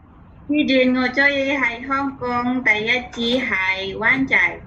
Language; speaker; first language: Cantonese; non-native, learner; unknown